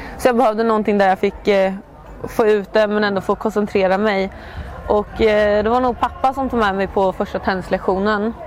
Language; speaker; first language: Swedish; native; Swedish